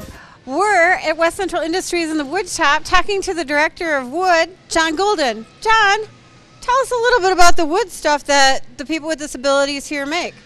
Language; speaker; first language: English; native; English